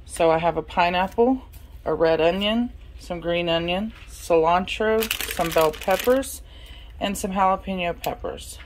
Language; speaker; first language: English; native; English